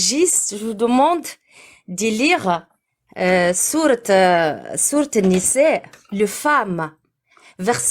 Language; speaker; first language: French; non-native, learner; Arabic